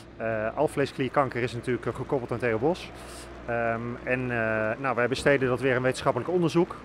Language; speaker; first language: Dutch; native; Dutch